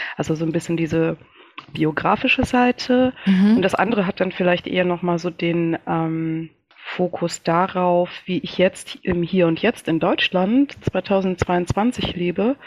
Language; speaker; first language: German; early bilingual, other home language; Kinyarwanda